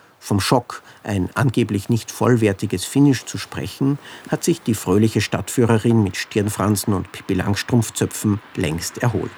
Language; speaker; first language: German; native; German